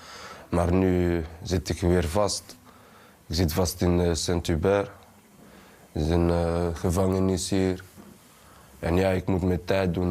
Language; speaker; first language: Dutch; early bilingual, other home language; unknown